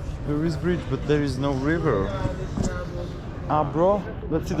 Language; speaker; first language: English; non-native, fluent; Macedonian